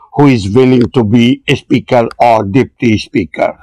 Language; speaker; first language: English; non-native, local second language; Urdu